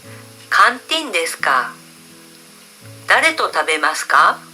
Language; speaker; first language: Japanese; non-native, learner; Indonesian